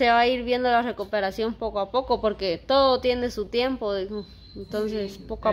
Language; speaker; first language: Spanish; native; Spanish